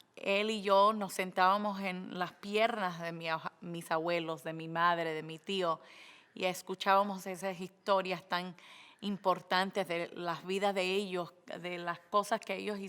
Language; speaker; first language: Spanish; early bilingual, other home language; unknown